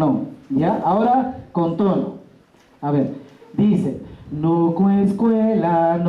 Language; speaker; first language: Spanish; native; Spanish